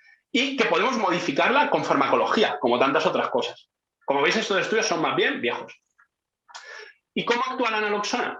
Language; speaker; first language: Spanish; native; Spanish